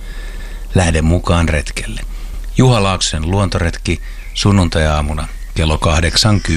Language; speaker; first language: Finnish; native; Finnish